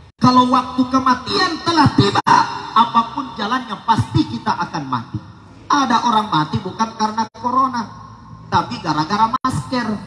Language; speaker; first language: Indonesian; non-native, local second language; Buginese